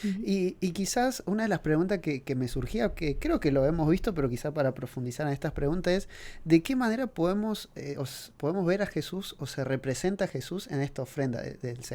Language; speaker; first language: Spanish; native; Spanish